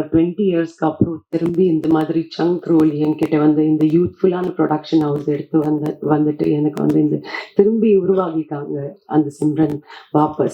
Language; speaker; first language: Tamil; non-native, fluent; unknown